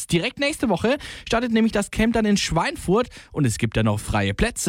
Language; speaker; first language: German; native; German